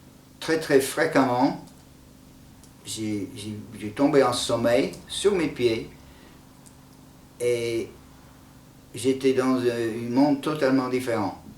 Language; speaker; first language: French; non-native, fluent; English